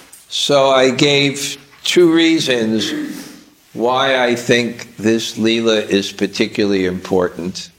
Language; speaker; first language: English; native; English